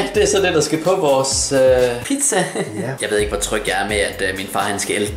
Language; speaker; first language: Danish; native; Danish